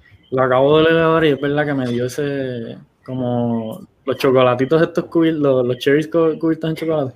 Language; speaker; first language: Spanish; early bilingual, heritage; Spanish